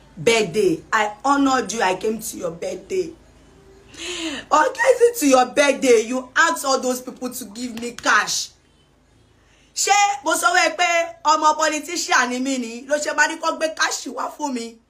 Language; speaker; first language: Nigerian Pidgin; non-native, local second language; Yoruba